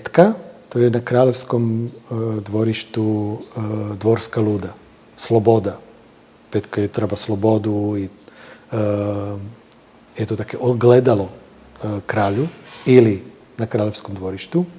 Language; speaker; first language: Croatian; non-native, fluent; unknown